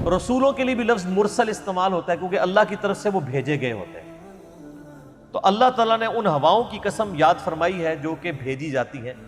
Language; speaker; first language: Urdu; non-native, local second language; Punjabi